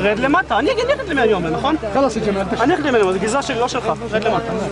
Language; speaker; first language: Hebrew; native; Hebrew